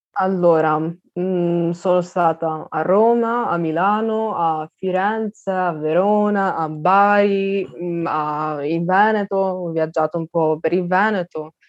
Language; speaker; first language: Italian; non-native, fluent; Russian